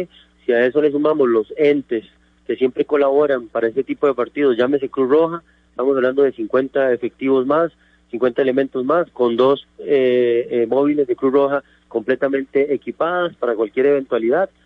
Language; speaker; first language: Spanish; native; Spanish